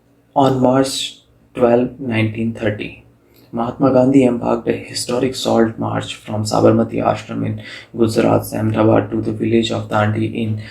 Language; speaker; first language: English; non-native, local second language; Hindi